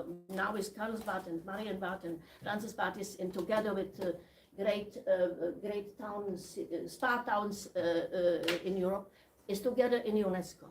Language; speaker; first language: English; non-native, learner; Czech